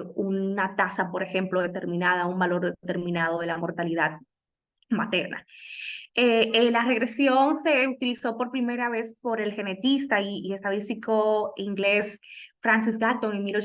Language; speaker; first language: Spanish; native; Spanish